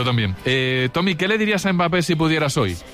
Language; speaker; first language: Spanish; native; Spanish